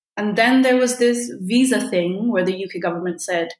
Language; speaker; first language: English; early bilingual, other home language; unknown